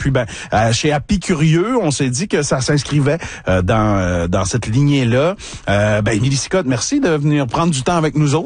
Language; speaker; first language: French; native; French